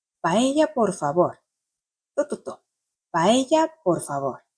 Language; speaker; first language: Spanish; non-native, fluent; Korean